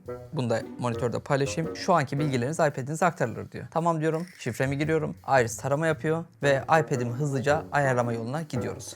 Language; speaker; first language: Turkish; native; Turkish